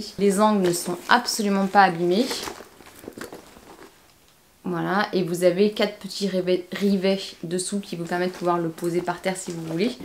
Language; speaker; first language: French; native; French